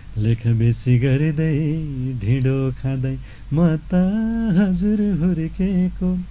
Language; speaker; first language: Nepali; non-native, local second language; Eastern Tamang